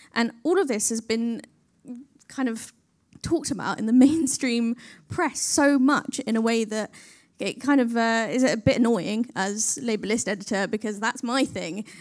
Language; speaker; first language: English; native; English